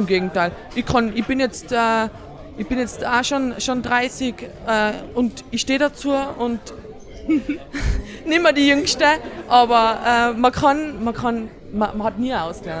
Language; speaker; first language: German; native; German